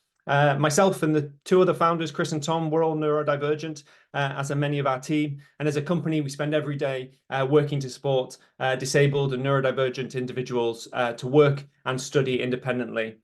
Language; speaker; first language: English; native; English